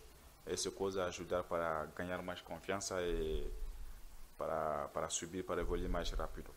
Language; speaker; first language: Portuguese; non-native, learner; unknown